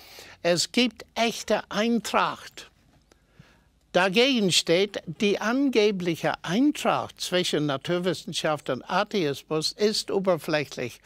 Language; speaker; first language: German; non-native, fluent; English